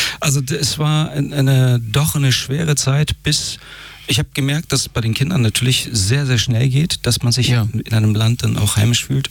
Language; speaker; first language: German; early bilingual, other home language; Persian